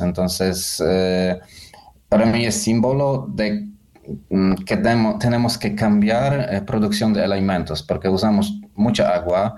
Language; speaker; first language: Spanish; non-native, learner; Polish